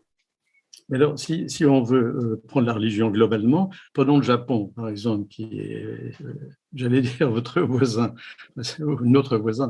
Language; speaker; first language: French; native; French